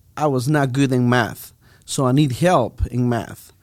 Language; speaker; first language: English; non-native, fluent; Spanish